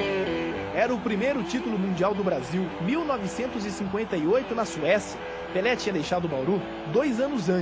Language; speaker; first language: Portuguese; native; Portuguese